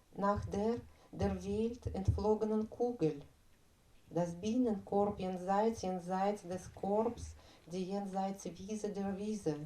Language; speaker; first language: German; non-native, fluent; Russian